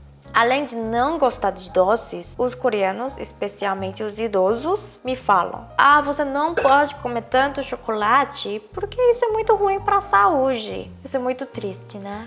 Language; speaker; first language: Portuguese; non-native, fluent; Korean